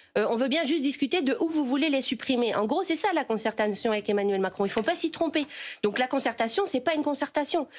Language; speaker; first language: French; native; French